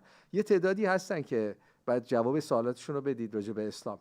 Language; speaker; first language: Persian; native; Persian